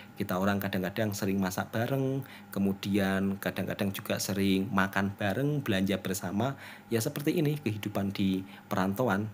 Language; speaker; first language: Indonesian; native; Indonesian